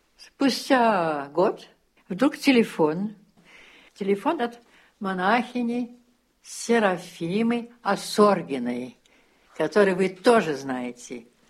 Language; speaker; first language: Russian; early bilingual, heritage; Russian